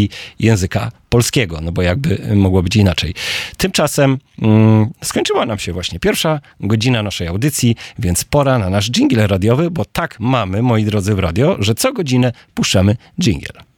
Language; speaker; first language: Polish; native; Polish